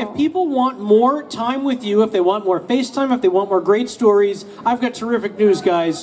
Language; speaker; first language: English; native; English